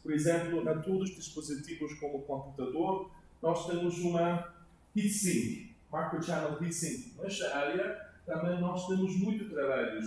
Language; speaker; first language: Portuguese; non-native, learner; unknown